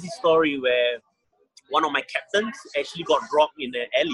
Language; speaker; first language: English; native; English